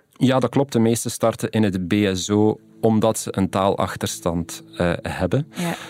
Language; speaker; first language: Dutch; native; Dutch